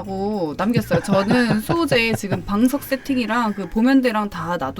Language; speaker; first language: Korean; native; Korean